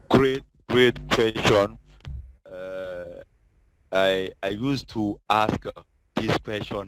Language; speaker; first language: English; non-native, learner; French